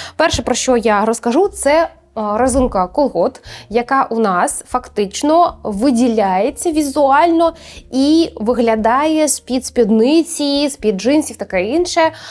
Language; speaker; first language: Ukrainian; native; Ukrainian